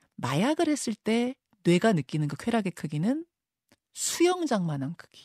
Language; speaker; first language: Korean; native; Korean